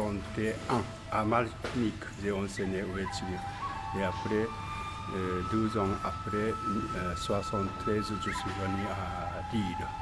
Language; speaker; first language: French; non-native, learner; Japanese